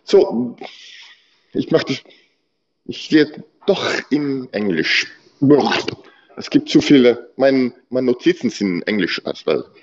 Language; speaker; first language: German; non-native, learner; Dutch